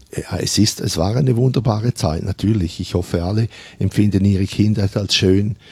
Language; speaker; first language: German; native; German